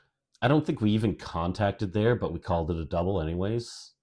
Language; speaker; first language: English; native; English